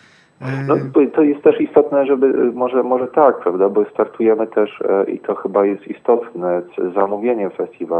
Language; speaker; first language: Polish; native; Polish